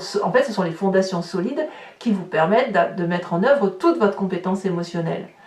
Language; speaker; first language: French; native; French